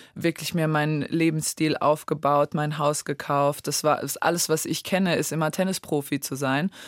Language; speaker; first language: German; non-native, local second language; Serbian